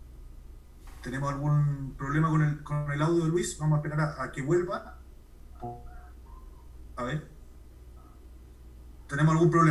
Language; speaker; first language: Spanish; native; Spanish